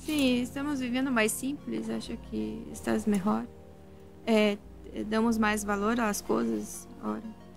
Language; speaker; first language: Spanish; non-native, learner; Portuguese